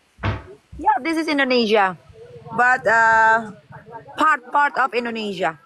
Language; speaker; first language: English; non-native, learner; Indonesian